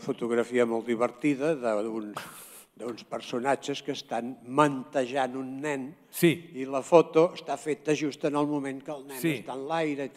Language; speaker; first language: Catalan; native; Catalan